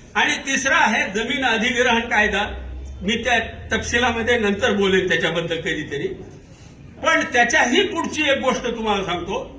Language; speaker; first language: Marathi; non-native, local second language; Urdu